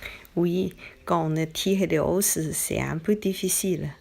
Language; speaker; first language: French; non-native, learner; Chinese